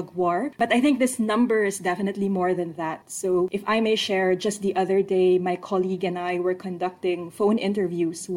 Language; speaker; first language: English; non-native, local second language; Filipino